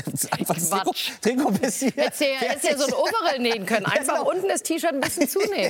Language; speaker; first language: German; native; German